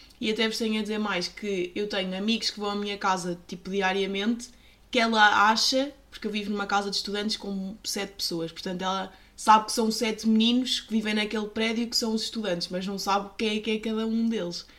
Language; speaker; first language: Portuguese; native; Portuguese